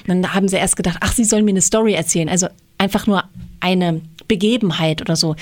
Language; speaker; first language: German; native; German